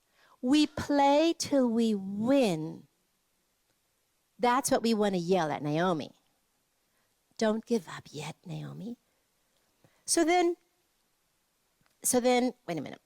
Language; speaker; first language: English; native; English